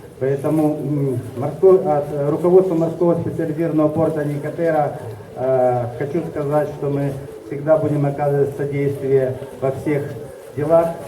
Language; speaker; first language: Russian; native; Russian